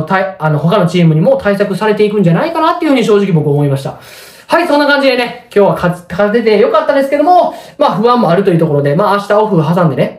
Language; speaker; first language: Japanese; native; Japanese